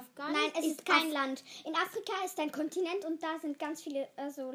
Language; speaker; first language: German; early bilingual, other home language; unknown